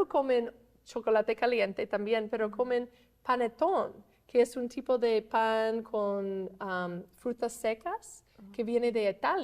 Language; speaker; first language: Spanish; non-native, fluent; English